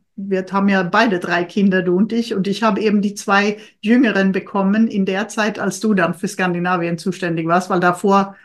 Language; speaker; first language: German; non-native, fluent; Swedish